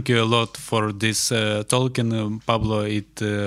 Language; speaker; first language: English; non-native, learner; Ukrainian